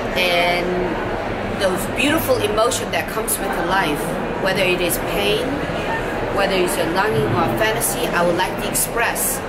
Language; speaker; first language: English; non-native, fluent; Korean